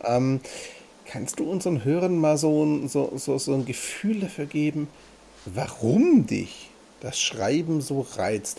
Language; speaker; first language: German; native; German